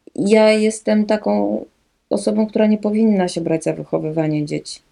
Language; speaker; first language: Polish; native; Polish